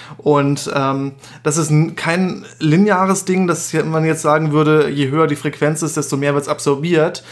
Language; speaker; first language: German; native; German